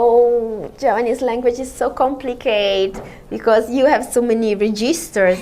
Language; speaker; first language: English; non-native, fluent; Italian